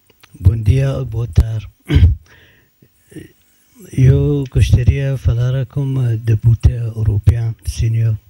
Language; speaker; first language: Portuguese; non-native, learner; Turkish